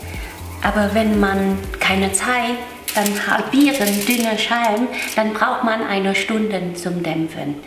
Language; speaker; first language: German; non-native, learner; Vietnamese